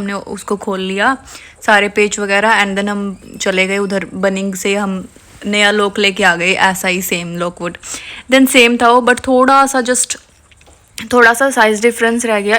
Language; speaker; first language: Hindi; native; Hindi